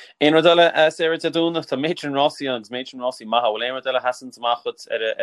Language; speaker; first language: Irish; non-native, local second language; English